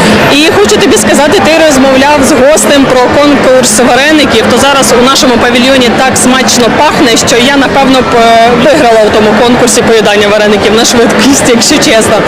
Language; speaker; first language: Ukrainian; native; Ukrainian